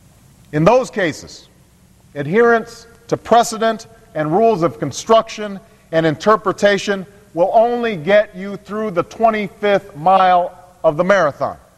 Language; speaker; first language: English; native; English